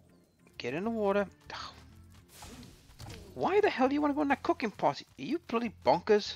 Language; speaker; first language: English; native; English